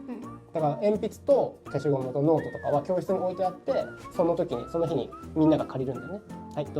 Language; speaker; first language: Japanese; native; Japanese